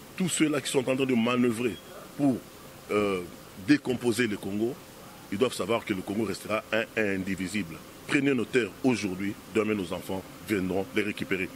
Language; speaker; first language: French; non-native, local second language; Lingala